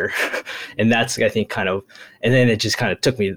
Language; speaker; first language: English; early bilingual, other home language; Japanese